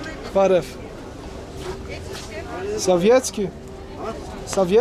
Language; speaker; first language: Russian; non-native, learner; Arabic